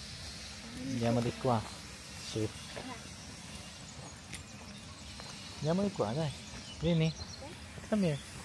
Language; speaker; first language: Italian; non-native, learner; Filipino